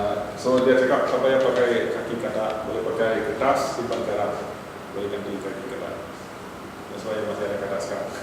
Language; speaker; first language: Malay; non-native, local second language; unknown